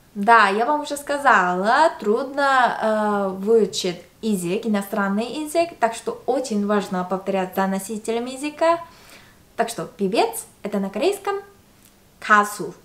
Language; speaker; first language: Russian; non-native, fluent; Korean